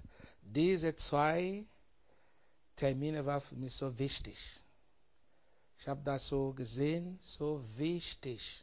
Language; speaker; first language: German; non-native, learner; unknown